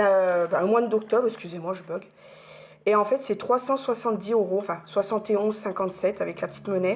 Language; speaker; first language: French; native; French